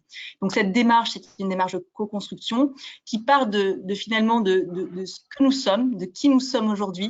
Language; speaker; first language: French; native; French